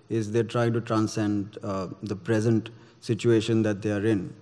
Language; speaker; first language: English; non-native, local second language; Gujarati